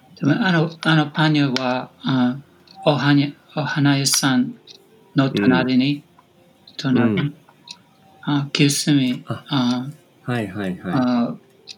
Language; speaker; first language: Japanese; non-native, learner; English